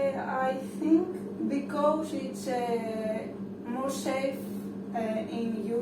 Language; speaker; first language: English; non-native, learner; Greek